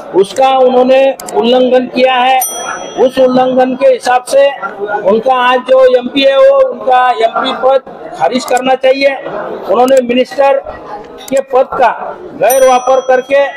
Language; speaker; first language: Hindi; non-native, local second language; Marathi